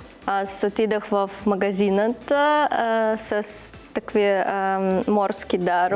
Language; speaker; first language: Bulgarian; non-native, learner; Russian